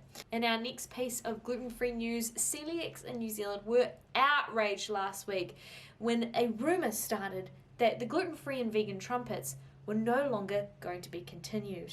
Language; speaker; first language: English; native; English